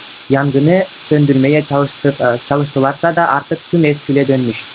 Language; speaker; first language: Turkish; non-native, fluent; Kyrgyz